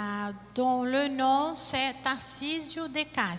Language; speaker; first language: French; non-native, fluent; Portuguese